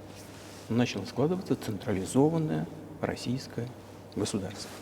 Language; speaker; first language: Russian; native; Russian